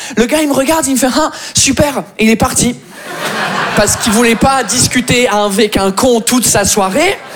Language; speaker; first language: French; non-native, fluent; English